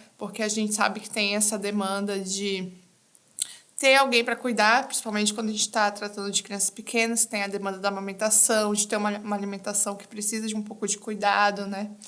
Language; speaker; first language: Portuguese; native; Portuguese